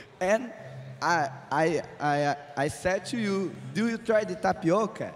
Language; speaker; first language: English; non-native, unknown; Portuguese